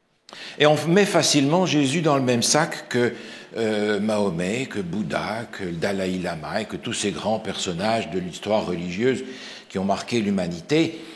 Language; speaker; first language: French; native; French